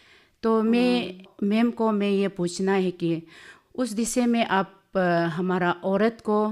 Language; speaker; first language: Hindi; non-native, local second language; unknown